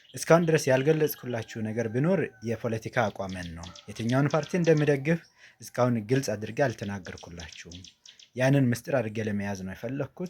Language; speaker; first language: Amharic; non-native, local second language; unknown